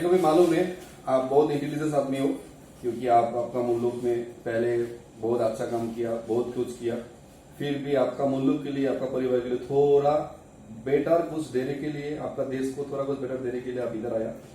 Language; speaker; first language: Hindi; non-native, learner; Bangla